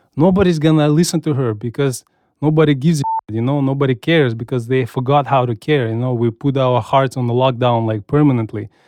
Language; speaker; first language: English; non-native, fluent; Russian